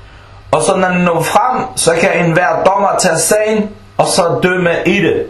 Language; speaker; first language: Danish; early bilingual, other home language; Arabic